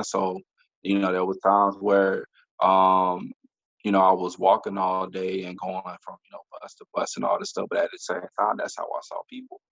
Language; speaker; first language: English; native; English